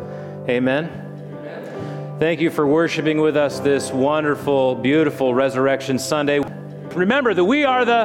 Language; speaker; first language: English; native; English